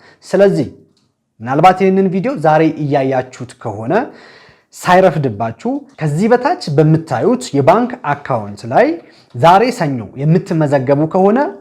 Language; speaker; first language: Amharic; native; Amharic